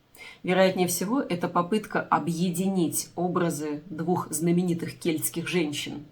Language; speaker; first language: Russian; native; Russian